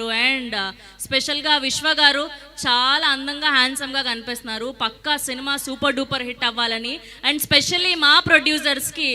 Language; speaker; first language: Telugu; native; Telugu